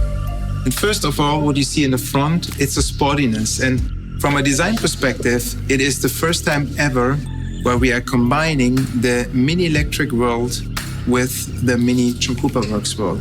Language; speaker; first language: English; non-native, fluent; German